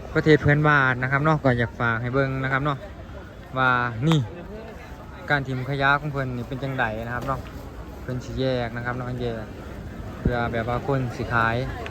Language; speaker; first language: Thai; non-native, local second language; Lao